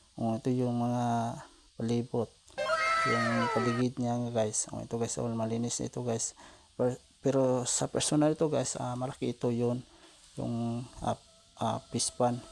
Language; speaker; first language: Filipino; non-native, local second language; Cebuano